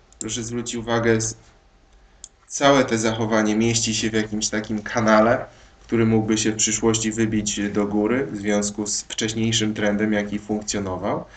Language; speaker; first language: Polish; native; Polish